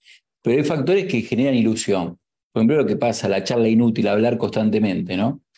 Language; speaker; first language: Spanish; native; Spanish